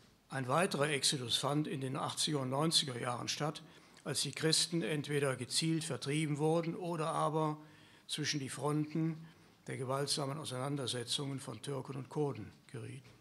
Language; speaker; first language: German; native; German